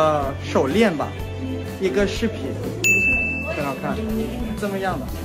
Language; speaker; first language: Chinese; non-native, fluent; Thai